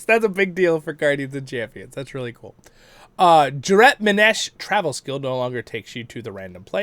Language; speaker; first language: English; native; English